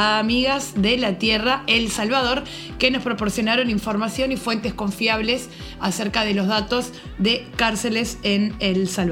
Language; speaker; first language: Spanish; native; Spanish